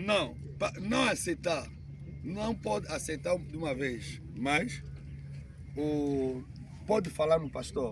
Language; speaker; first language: Portuguese; non-native, learner; Lingala